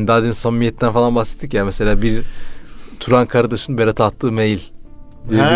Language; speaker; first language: Turkish; native; Turkish